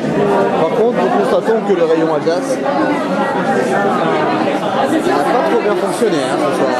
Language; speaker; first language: French; native; French